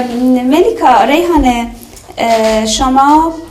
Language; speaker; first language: Persian; native; Persian